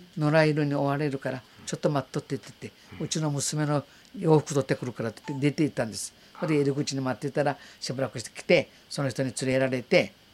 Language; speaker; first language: Japanese; native; Japanese